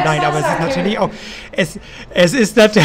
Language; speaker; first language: German; native; German